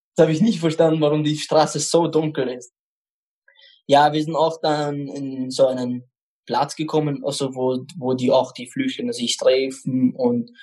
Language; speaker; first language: German; non-native, fluent; Arabic